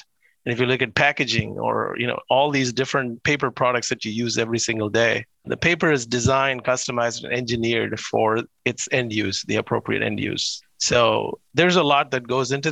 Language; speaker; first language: English; non-native, local second language; Tamil